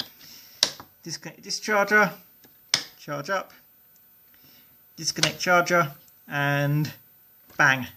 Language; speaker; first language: English; native; English